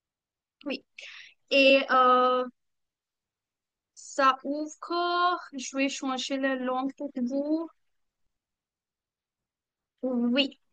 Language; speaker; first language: French; non-native, learner; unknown